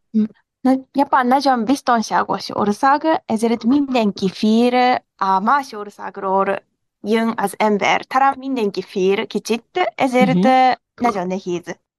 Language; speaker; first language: Hungarian; non-native, learner; Japanese